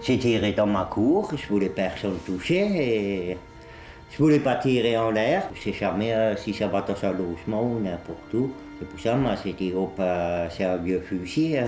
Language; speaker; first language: French; non-native, local second language; Swiss German